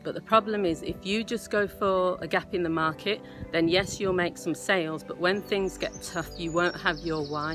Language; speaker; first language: English; native; English